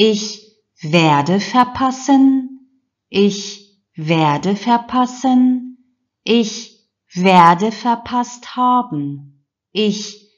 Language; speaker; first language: German; non-native, fluent; Turkish